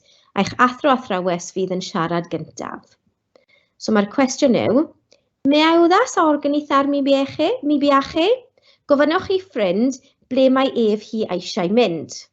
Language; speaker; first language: Welsh; non-native, local second language; English